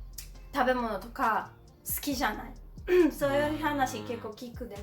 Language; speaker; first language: Japanese; non-native, learner; Portuguese